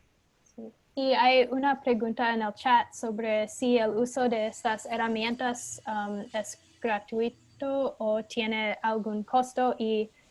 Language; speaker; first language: Spanish; non-native, fluent; English